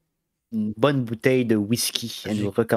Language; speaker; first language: French; native; French